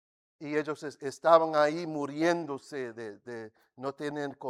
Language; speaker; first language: Spanish; non-native, fluent; English